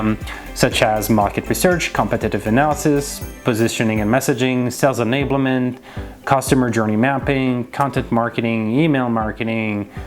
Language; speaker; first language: English; non-native, fluent; French